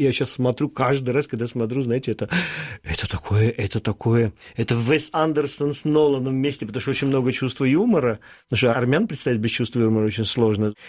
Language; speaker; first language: Russian; early bilingual, other home language; Armenian